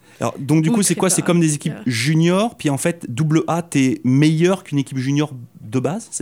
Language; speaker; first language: French; native; French